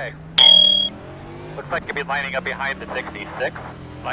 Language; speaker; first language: English; native; English